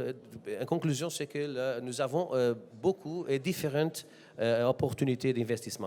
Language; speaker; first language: French; non-native, learner; Portuguese